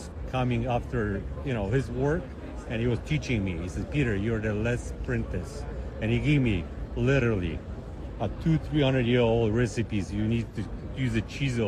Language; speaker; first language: English; non-native, fluent; Polish